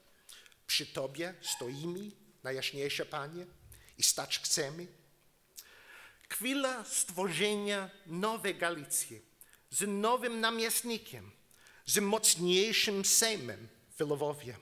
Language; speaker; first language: Polish; non-native, learner; English